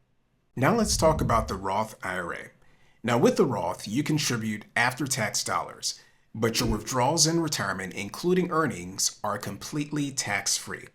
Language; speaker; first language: English; native; English